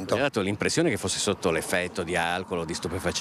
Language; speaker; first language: Italian; native; Italian